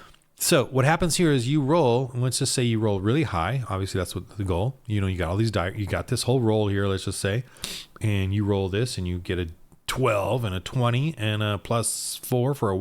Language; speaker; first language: English; native; English